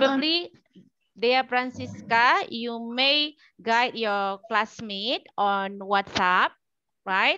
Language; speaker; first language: English; non-native, learner; Indonesian